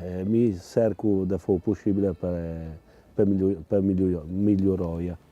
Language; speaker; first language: Italian; non-native, local second language; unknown